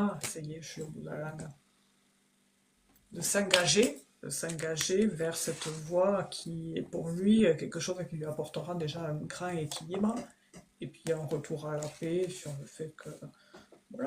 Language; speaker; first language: French; native; French